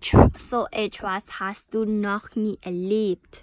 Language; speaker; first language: German; non-native, learner; Thai